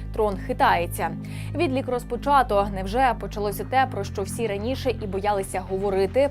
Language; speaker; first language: Ukrainian; native; Ukrainian